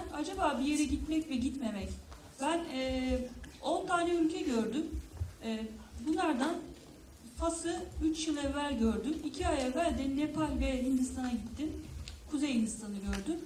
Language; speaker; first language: Turkish; native; Turkish